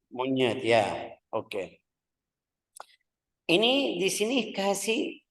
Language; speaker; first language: Indonesian; non-native, fluent; Arabic